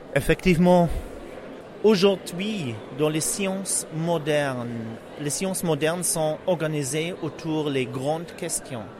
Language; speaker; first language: French; non-native, fluent; Czech